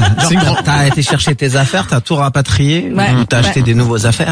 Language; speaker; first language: French; native; French